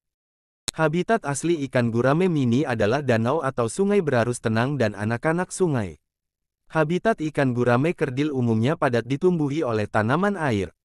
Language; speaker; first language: Indonesian; native; Indonesian